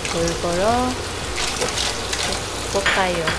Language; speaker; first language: Korean; non-native, learner; Cebuano